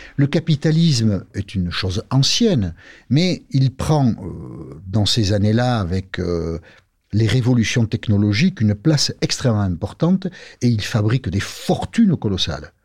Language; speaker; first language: French; non-native, local second language; Basque